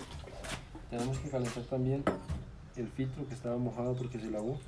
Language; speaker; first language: Spanish; native; Spanish